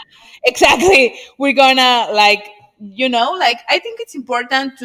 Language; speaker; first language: English; non-native, learner; Spanish